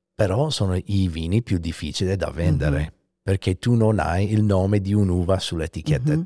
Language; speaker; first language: Italian; non-native, fluent; English